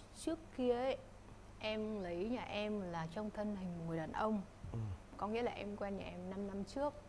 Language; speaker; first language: Vietnamese; native; Vietnamese